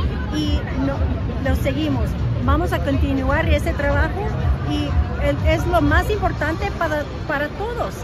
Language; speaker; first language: Spanish; early bilingual, heritage; English